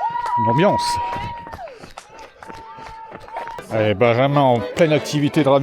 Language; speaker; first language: French; native; French